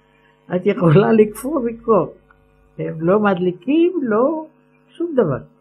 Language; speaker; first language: Hebrew; non-native, fluent; Ladino